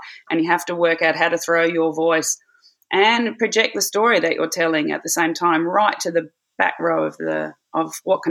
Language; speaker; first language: English; native; English